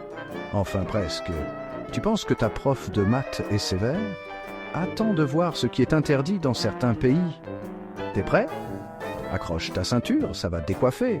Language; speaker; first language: French; native; French